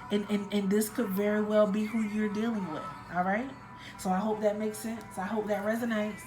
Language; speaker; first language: English; native; English